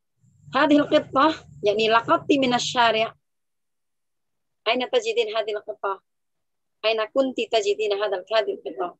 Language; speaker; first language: Arabic; non-native, fluent; Indonesian